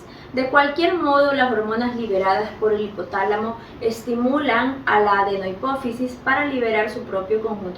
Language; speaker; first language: Spanish; native; Spanish